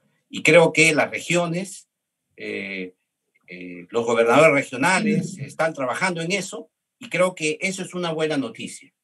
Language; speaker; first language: Spanish; native; Spanish